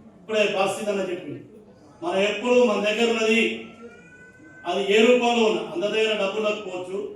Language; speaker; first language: Telugu; native; Telugu